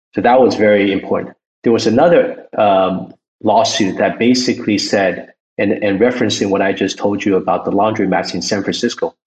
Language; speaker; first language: English; early bilingual, other home language; Chinese